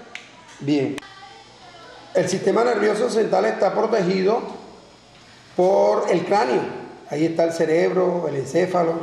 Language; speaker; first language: Spanish; native; Spanish